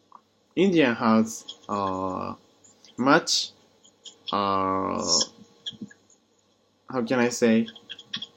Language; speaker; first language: English; non-native, learner; Japanese